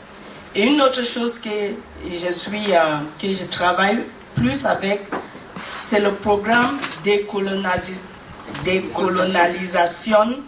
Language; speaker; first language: French; non-native, learner; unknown